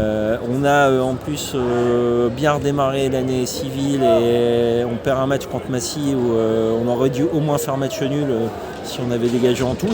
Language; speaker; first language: French; native; French